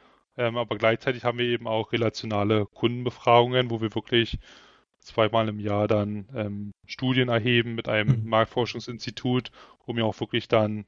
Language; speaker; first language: German; native; German